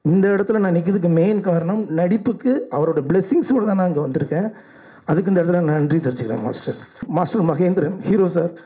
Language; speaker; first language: Tamil; native; Tamil